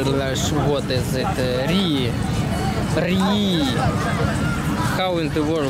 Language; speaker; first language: English; non-native, learner; Russian